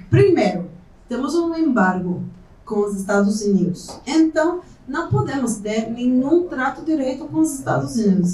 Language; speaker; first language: Portuguese; non-native, fluent; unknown